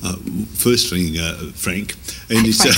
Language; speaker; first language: English; native; English